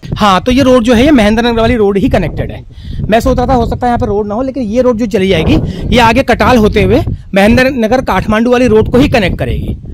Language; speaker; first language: Hindi; native; Hindi